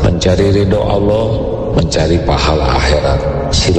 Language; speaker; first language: Indonesian; native; Indonesian